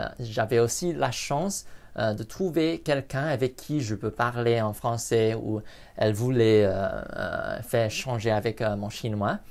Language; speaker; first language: French; non-native, fluent; English